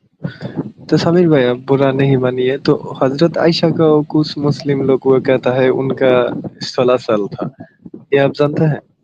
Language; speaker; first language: Hindi; non-native, learner; Bangla